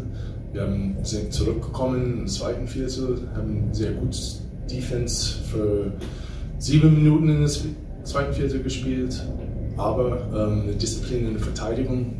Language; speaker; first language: German; non-native, fluent; English